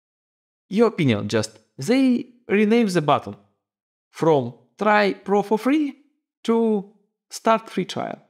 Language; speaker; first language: English; non-native, fluent; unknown